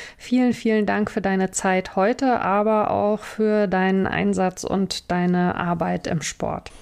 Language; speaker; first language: German; native; German